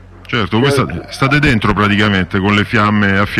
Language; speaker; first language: Italian; native; Italian